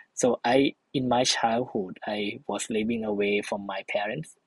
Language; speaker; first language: English; non-native, fluent; Thai